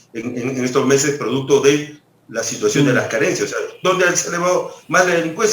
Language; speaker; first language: Spanish; native; Spanish